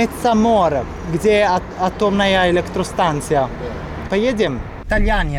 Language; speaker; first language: Russian; non-native, learner; Italian